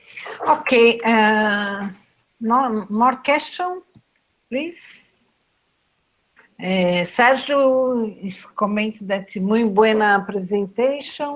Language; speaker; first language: English; non-native, fluent; Portuguese